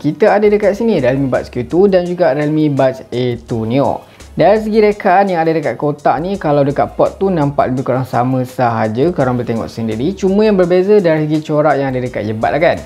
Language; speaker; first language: Malay; native; Malay